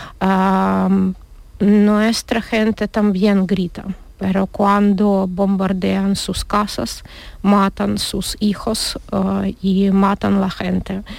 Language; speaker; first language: Spanish; non-native, learner; Ukrainian